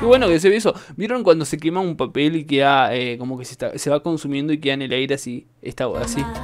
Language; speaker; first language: Spanish; native; Spanish